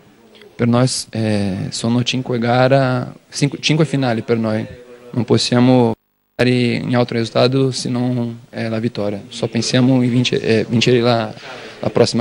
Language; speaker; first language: Italian; non-native, learner; Portuguese